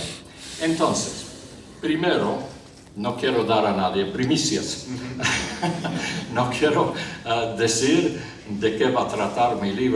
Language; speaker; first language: Spanish; non-native, fluent; English